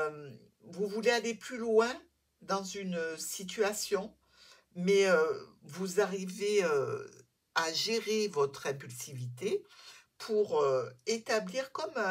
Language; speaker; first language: French; native; French